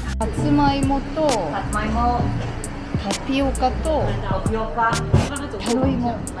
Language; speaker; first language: Japanese; non-native, learner; Chinese